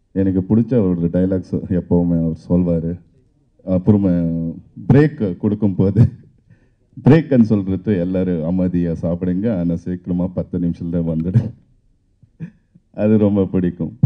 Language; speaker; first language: Tamil; non-native, learner; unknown